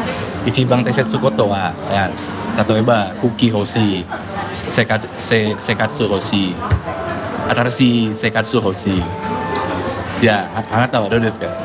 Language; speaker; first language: Japanese; non-native, learner; Indonesian